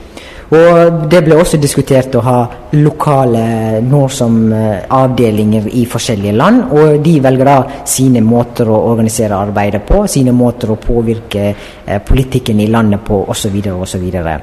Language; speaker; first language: Norwegian; non-native, fluent; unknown